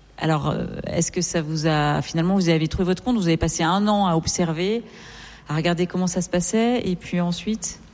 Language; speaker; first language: French; native; French